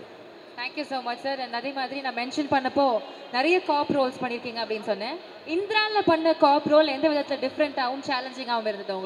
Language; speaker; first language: Tamil; native; Tamil